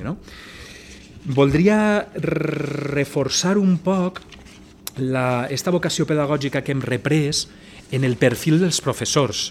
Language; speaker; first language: Catalan; native; Catalan